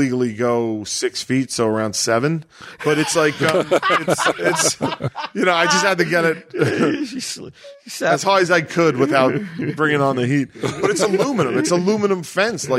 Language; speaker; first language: English; native; English